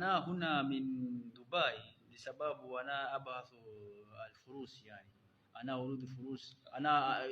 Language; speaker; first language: Arabic; non-native, learner; Kinyarwanda